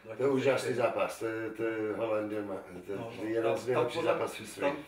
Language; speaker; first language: Czech; non-native, learner; English